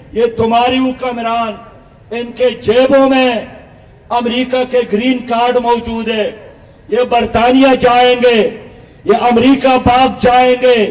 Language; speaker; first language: Urdu; non-native, local second language; Pashto